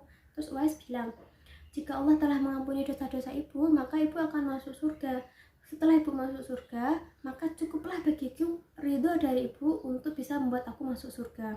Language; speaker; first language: Indonesian; native; Indonesian